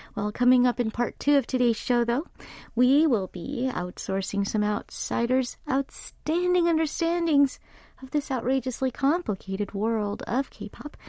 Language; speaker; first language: English; early bilingual, other home language; Korean